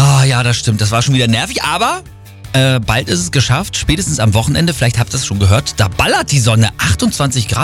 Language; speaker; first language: German; native; German